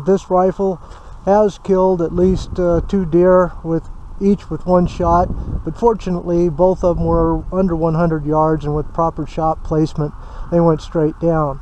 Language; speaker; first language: English; native; English